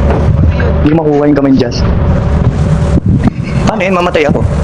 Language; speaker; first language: Filipino; native; Filipino